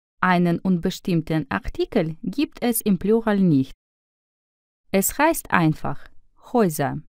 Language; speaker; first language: German; non-native, fluent; Russian